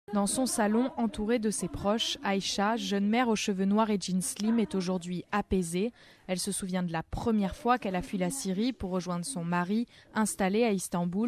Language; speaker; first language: French; native; French